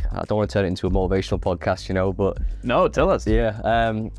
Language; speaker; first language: English; native; English